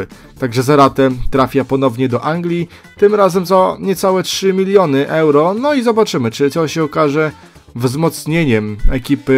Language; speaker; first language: Polish; native; Polish